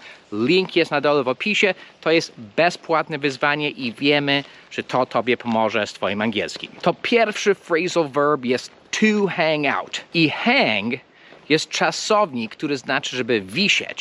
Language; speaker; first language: Polish; non-native, fluent; English